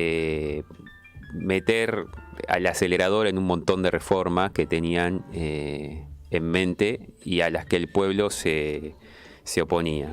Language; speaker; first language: Spanish; native; Spanish